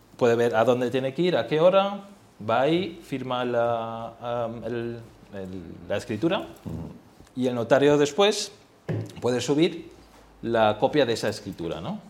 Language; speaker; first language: Spanish; non-native, fluent; German